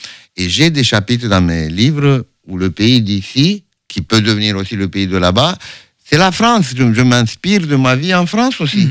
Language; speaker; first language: French; non-native, fluent; Romanian